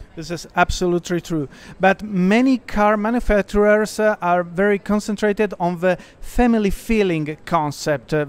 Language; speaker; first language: English; non-native, learner; Italian